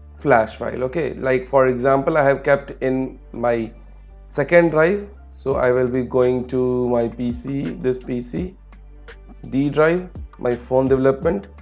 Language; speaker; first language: English; non-native, local second language; Hindi